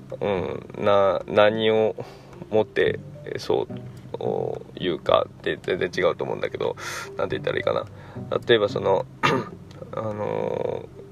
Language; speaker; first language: Japanese; native; Japanese